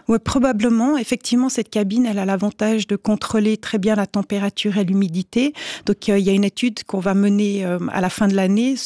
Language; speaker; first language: French; native; French